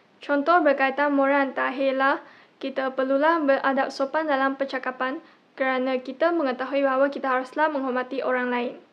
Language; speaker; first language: Malay; non-native, local second language; Chinese